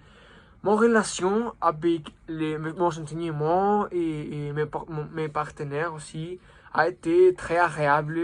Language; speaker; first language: French; non-native, learner; Spanish